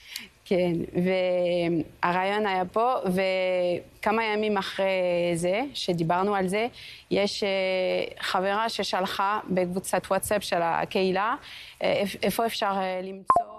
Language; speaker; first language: Hebrew; non-native, fluent; French